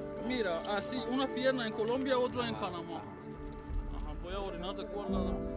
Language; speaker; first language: Spanish; non-native, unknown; Persian